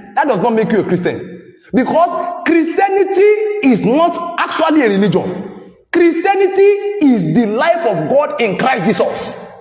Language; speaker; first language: English; non-native, local second language; Yoruba